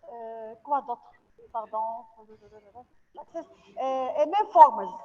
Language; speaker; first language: French; non-native, local second language; Arabic